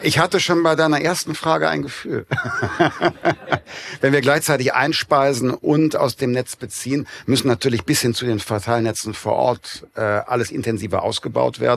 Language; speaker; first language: German; native; German